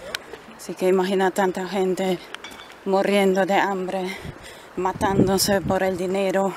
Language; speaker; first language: Spanish; non-native, fluent; German